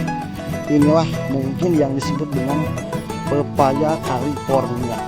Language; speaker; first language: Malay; non-native, local second language; Sundanese